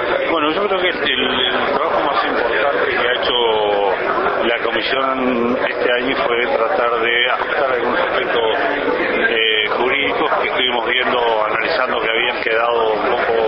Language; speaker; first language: Spanish; native; Spanish